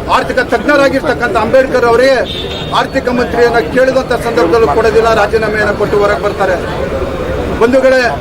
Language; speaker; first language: Kannada; native; Kannada